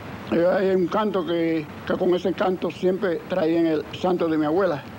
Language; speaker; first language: Spanish; native; Spanish